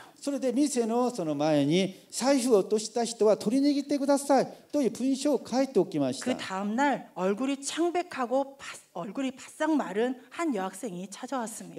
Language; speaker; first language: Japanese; non-native, fluent; Korean